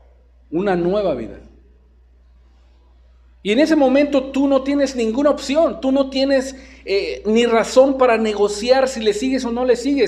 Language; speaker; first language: Spanish; native; Spanish